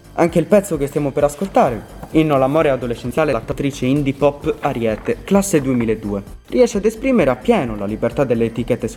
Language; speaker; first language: Italian; native; Italian